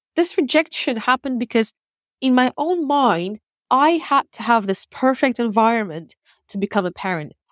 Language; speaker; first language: English; non-native, fluent; Russian